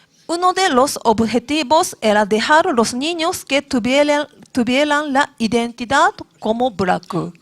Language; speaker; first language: Spanish; non-native, learner; Japanese